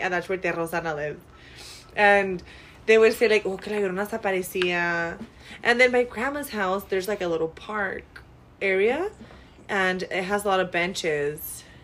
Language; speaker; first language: English; early bilingual, other home language; Spanish